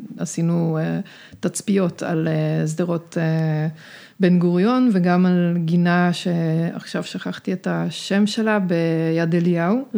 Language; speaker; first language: Hebrew; non-native, fluent; Dutch